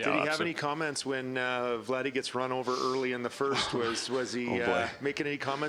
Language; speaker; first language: English; native; English